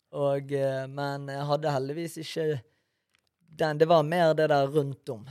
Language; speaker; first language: Norwegian; early bilingual, other home language; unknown